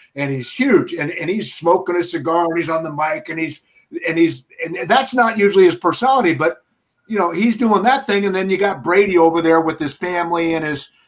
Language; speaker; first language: English; native; English